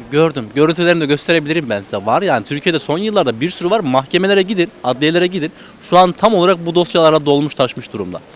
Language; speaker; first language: Turkish; native; Turkish